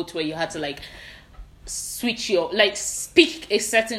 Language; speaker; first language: English; non-native, local second language; Yoruba